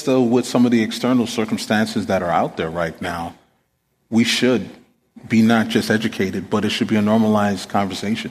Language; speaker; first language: English; native; English